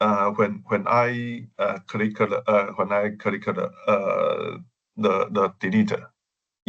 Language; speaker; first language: English; non-native, learner; Chinese